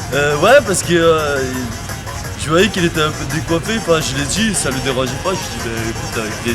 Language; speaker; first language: French; non-native, fluent; Persian